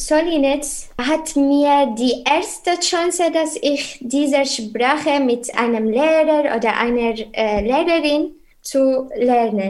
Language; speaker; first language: German; non-native, learner; Arabic